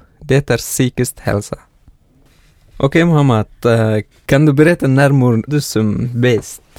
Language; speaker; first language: Swedish; non-native, fluent; Persian